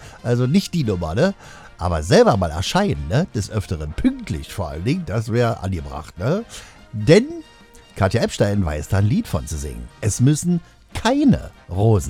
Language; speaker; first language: German; native; German